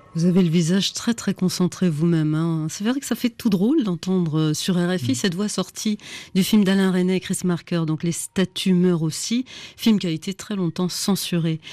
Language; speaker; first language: French; native; French